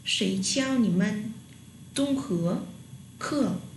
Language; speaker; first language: Chinese; non-native, learner; Vietnamese